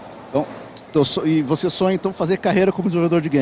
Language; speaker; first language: Portuguese; native; Portuguese